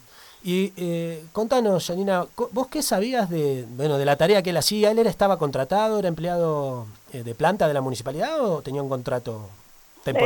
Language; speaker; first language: Spanish; native; Spanish